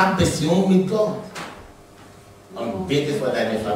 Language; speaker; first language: German; non-native, learner; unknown